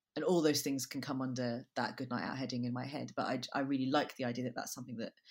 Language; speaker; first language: English; native; English